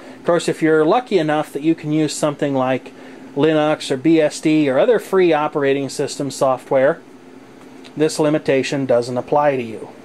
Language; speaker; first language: English; native; English